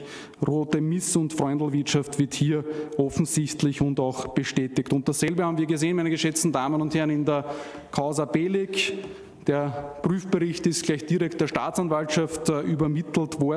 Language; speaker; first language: German; native; German